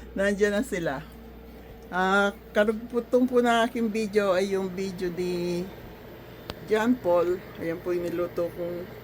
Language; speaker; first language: Filipino; non-native, local second language; Pampanga